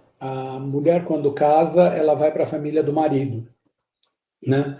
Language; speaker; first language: Portuguese; early bilingual, other home language; Guarani